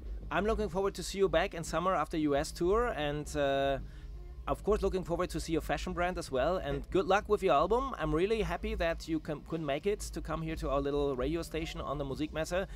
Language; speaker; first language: English; non-native, fluent; German